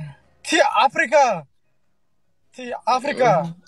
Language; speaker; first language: Russian; non-native, learner; Kazakh